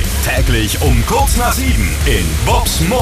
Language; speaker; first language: German; native; German